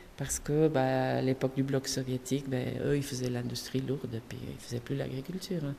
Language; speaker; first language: French; non-native, fluent; Spanish